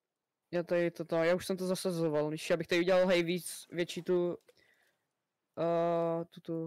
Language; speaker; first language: Czech; native; Czech